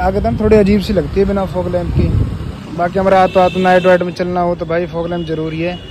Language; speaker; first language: Hindi; native; Hindi